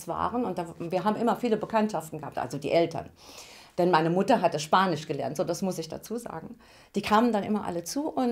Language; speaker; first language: German; native; German